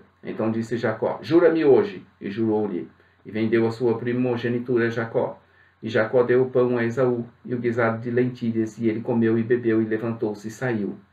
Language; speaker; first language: Portuguese; native; Portuguese